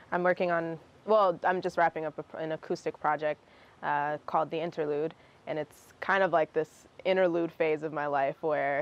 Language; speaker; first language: English; early bilingual, other home language; Russian